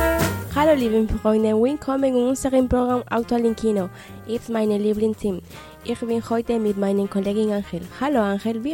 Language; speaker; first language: German; non-native, learner; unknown